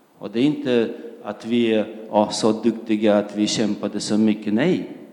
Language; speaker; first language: Swedish; non-native, fluent; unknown